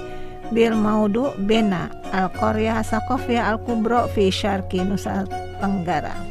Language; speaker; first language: Arabic; non-native, fluent; Indonesian